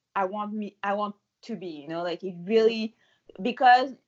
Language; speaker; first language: English; non-native, fluent; French